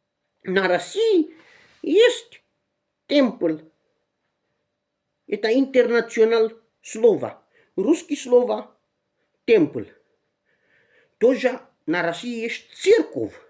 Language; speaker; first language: Russian; non-native, learner; Romanian